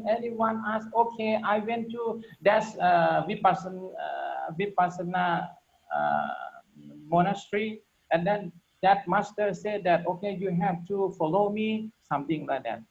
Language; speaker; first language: English; non-native, learner; Lao